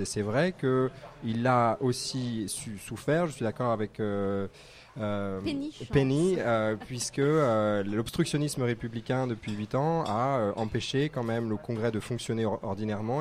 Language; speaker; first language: French; native; French